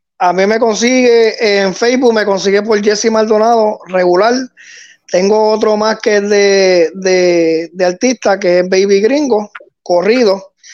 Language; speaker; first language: Spanish; native; Spanish